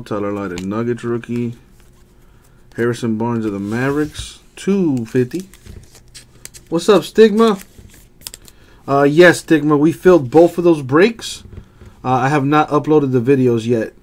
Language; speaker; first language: English; native; English